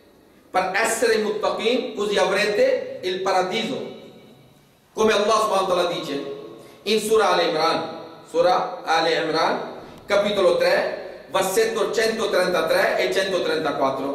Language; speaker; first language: Italian; non-native, fluent; Urdu